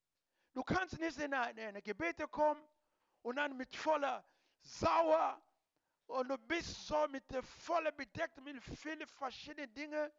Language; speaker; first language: German; non-native, learner; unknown